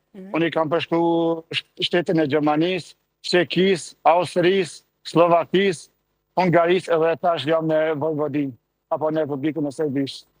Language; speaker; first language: Albanian; early bilingual, heritage; Albanian